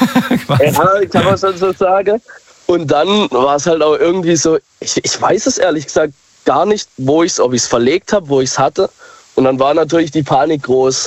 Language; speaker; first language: German; native; German